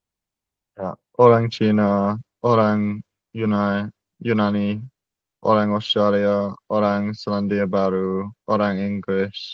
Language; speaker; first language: Indonesian; non-native, learner; English